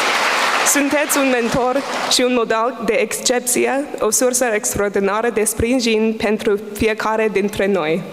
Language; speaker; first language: Romanian; non-native, learner; English